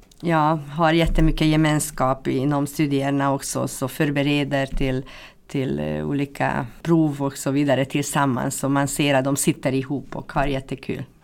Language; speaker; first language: Swedish; non-native, fluent; Hungarian